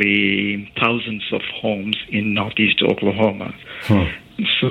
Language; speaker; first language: English; non-native, local second language; Malayalam